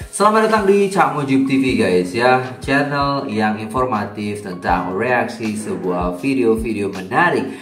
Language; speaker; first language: Indonesian; native; Indonesian